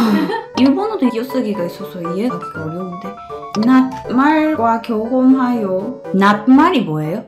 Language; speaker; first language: Korean; non-native, fluent; Japanese